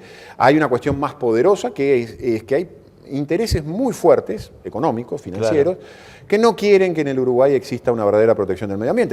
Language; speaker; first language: Spanish; native; Spanish